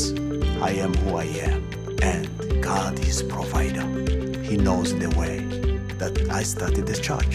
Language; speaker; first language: English; non-native, local second language; Kinyarwanda